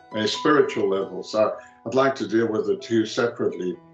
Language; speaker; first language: English; early bilingual, other home language; Greek